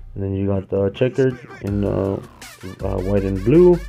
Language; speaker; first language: English; early bilingual, other home language; Spanish